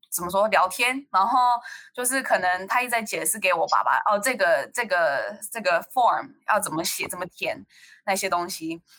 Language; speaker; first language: Chinese; native; Chinese